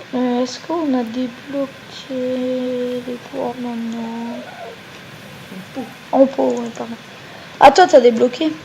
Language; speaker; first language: French; native; French